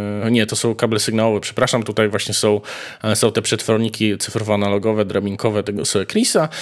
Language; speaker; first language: Polish; native; Polish